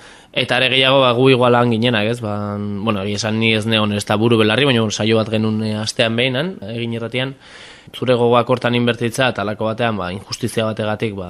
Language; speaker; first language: Basque; native; Basque